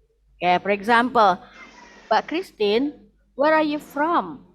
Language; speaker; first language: English; non-native, fluent; Indonesian